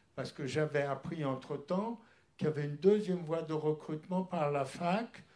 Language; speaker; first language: French; early bilingual, other home language; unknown